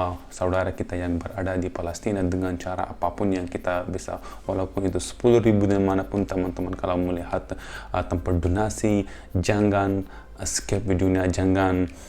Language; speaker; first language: Indonesian; non-native, fluent; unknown